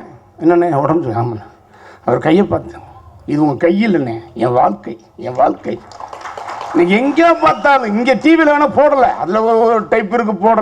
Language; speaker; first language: Tamil; native; Tamil